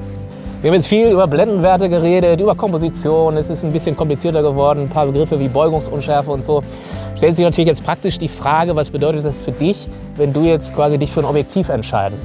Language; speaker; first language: German; native; German